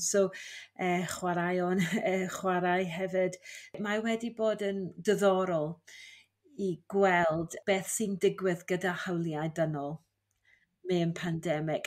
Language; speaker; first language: Welsh; non-native, fluent; English